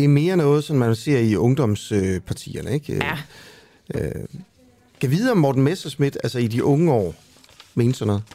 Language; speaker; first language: Danish; native; Danish